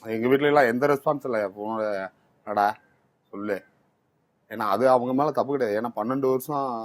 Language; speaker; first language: Tamil; native; Tamil